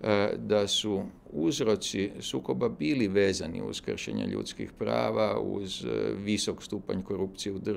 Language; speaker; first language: Serbian; native; Serbian